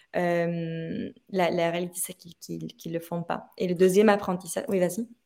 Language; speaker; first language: French; non-native, fluent; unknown